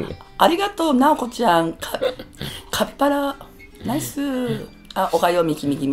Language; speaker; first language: Japanese; native; Japanese